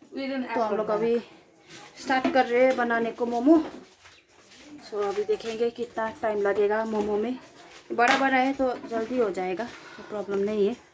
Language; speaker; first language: Hindi; non-native, local second language; Nepali